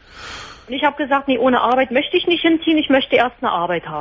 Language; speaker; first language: German; native; German